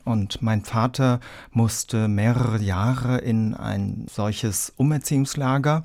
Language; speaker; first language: German; early bilingual, other home language; Vietnamese